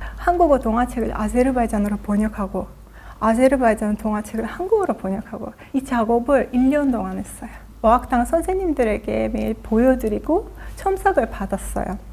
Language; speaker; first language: Korean; non-native, fluent; Azerbaijani